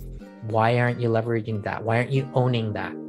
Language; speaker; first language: English; native; English